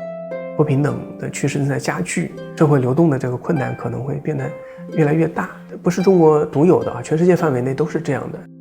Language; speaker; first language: Chinese; native; Chinese